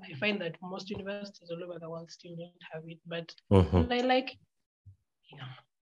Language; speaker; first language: English; non-native, local second language; Ganda